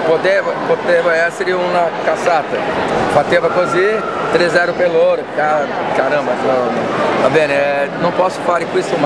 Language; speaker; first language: Italian; non-native, fluent; Portuguese